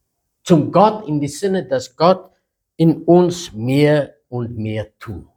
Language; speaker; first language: German; non-native, fluent; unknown